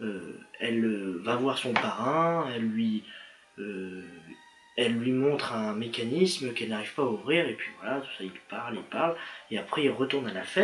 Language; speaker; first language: French; native; French